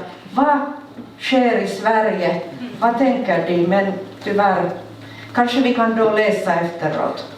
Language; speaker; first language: Swedish; non-native, local second language; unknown